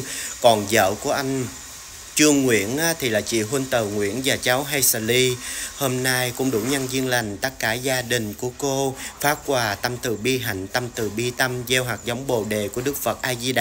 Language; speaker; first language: Vietnamese; native; Vietnamese